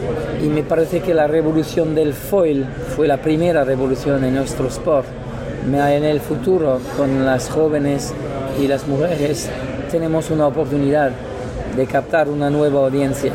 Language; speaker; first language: Spanish; non-native, learner; French